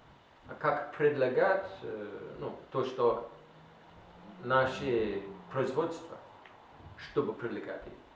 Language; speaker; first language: Russian; non-native, learner; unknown